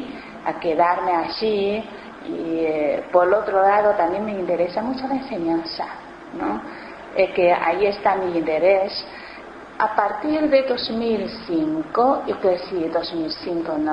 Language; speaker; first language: Spanish; non-native, learner; Chinese